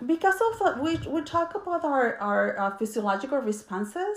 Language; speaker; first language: English; early bilingual, other home language; Spanish